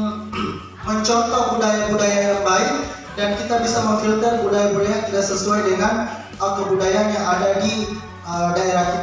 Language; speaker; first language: Indonesian; native; Indonesian